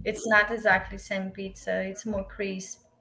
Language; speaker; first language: English; non-native, learner; Portuguese